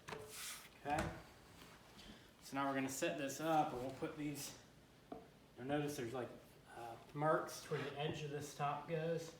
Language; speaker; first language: English; native; English